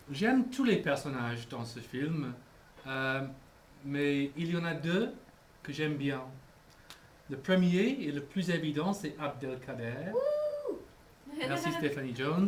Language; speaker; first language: French; non-native, fluent; English